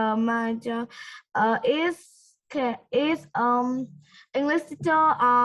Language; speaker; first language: English; non-native, learner; Vietnamese